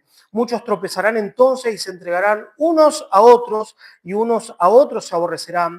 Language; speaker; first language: Spanish; native; Spanish